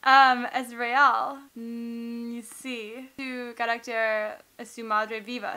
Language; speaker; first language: Spanish; non-native, learner; English